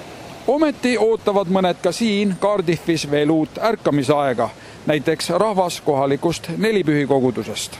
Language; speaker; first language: Estonian; native; Estonian